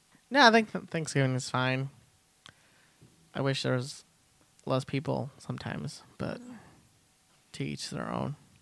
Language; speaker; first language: English; early bilingual, other home language; Spanish